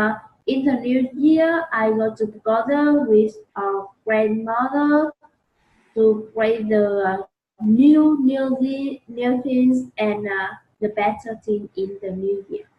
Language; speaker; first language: English; non-native, learner; Vietnamese